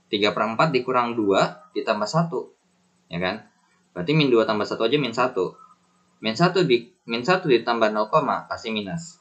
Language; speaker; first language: Indonesian; native; Indonesian